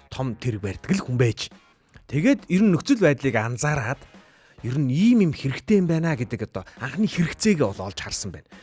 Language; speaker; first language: Mongolian; native; Mongolian